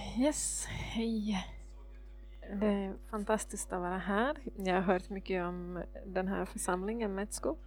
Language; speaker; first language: Swedish; non-native, fluent; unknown